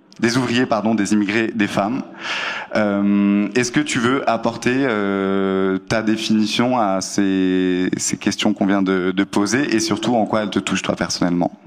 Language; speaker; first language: French; native; French